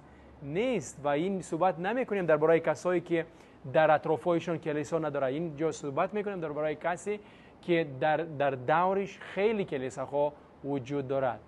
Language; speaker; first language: Persian; non-native, fluent; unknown